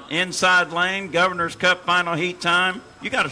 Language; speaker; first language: English; native; English